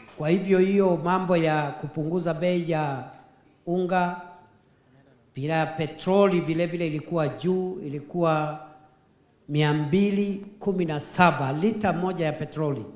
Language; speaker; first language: Swahili; non-native, local second language; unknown